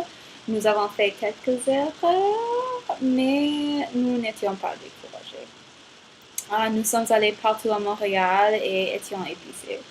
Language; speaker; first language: French; non-native, learner; English